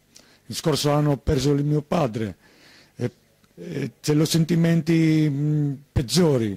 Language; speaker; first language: Italian; non-native, learner; Greek